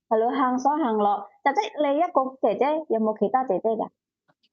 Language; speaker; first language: Cantonese; native; Cantonese